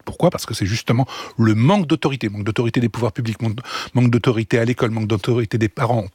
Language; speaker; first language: French; native; French